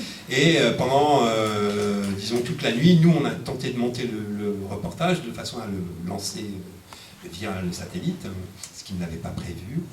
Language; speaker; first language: French; native; French